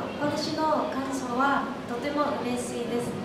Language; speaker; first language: Japanese; non-native, learner; Vietnamese